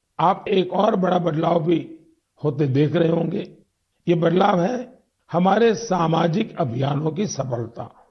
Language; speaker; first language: Hindi; non-native, local second language; Gujarati